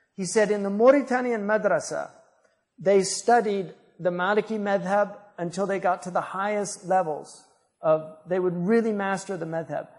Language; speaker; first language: English; native; English